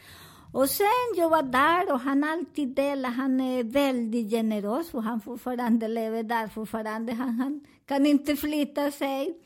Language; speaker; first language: Swedish; non-native, learner; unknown